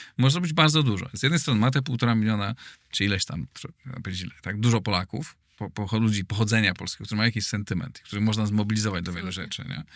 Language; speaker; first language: Polish; native; Polish